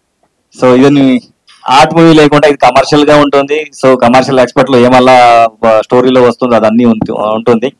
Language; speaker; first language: Telugu; non-native, learner; Kannada